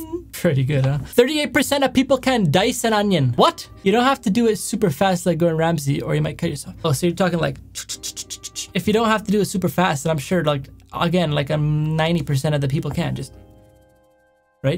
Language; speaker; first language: English; native; English